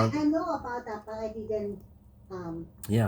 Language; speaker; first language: English; non-native, learner; Vietnamese